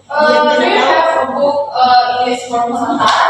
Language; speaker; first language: English; non-native, learner; Indonesian